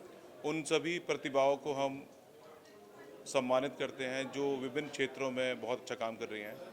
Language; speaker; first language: Hindi; native; Hindi